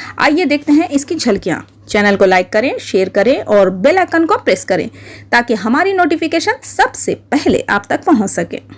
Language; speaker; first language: Urdu; native; Urdu